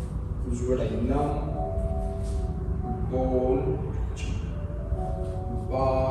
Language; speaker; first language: Vietnamese; non-native, fluent; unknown